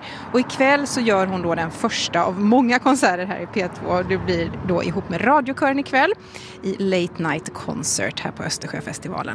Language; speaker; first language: Swedish; native; Swedish